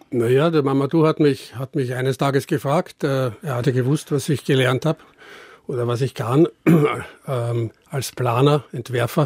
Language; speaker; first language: German; native; German